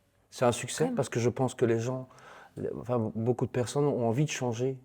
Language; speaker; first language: French; native; French